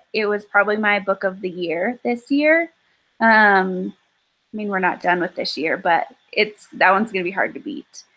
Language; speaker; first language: English; native; English